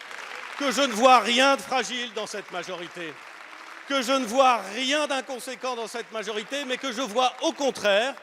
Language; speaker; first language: French; native; French